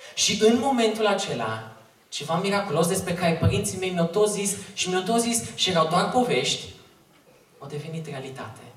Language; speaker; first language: Romanian; native; Romanian